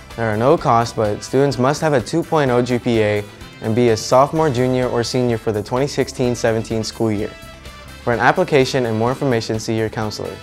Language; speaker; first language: English; native; English